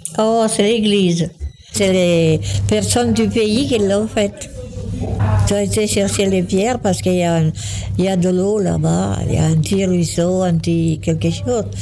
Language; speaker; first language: French; non-native, fluent; Italian